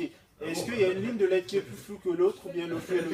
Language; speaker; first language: French; native; French